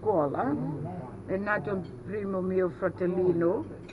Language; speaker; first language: Italian; early bilingual, heritage; Italian